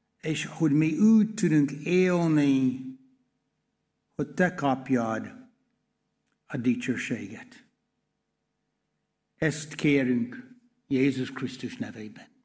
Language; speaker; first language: Hungarian; non-native, learner; English